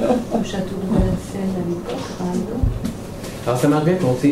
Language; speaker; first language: French; native; French